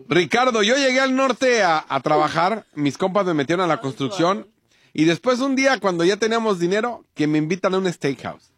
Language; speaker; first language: Spanish; native; Spanish